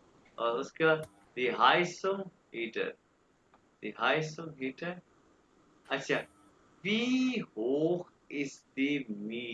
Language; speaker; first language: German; non-native, fluent; Urdu